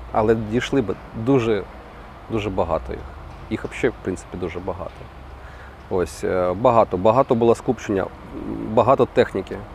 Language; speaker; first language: Ukrainian; non-native, local second language; Russian